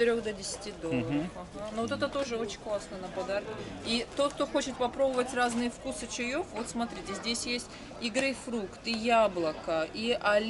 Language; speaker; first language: Russian; native; Russian